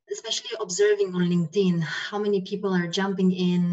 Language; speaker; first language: English; non-native, fluent; Romanian